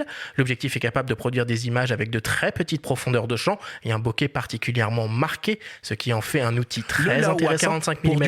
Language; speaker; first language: French; native; French